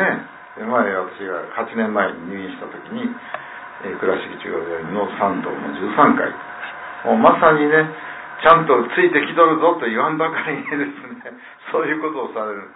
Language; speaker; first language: Japanese; native; Japanese